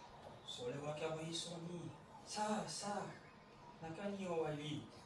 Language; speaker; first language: Japanese; non-native, learner; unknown